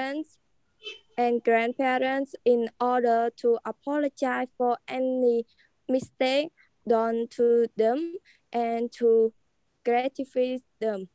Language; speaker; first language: English; non-native, learner; Khmer